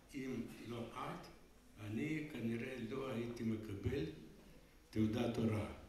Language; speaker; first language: Hebrew; non-native, fluent; Russian